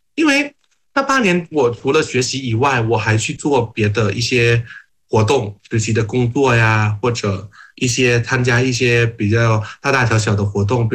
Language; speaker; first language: Chinese; non-native, fluent; Thai